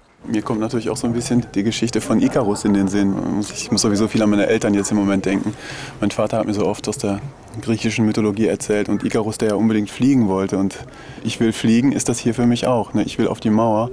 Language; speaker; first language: German; native; German